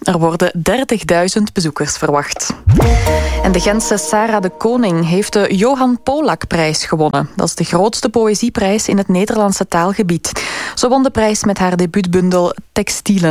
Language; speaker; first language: Dutch; native; Dutch